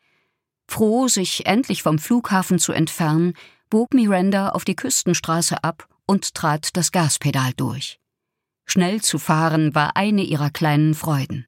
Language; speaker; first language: German; native; German